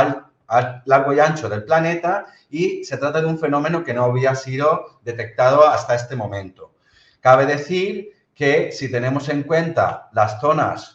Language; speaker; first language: Spanish; native; Spanish